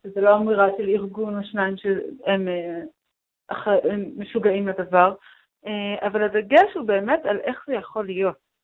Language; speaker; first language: Hebrew; non-native, local second language; Arabic